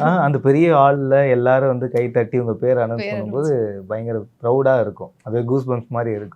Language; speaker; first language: Tamil; native; Tamil